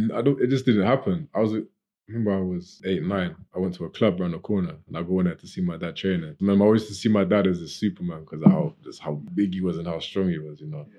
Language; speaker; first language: English; native; English